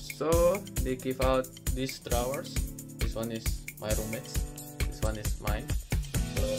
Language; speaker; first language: English; non-native, fluent; Indonesian